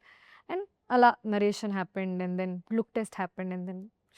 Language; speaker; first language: Telugu; non-native, fluent; Hindi